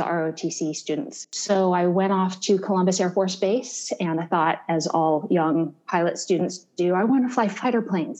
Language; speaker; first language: English; native; English